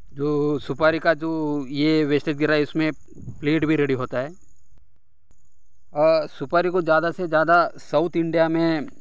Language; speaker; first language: Hindi; non-native, local second language; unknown